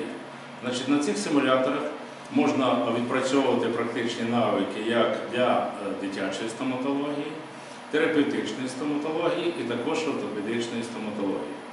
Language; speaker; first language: Ukrainian; native; Ukrainian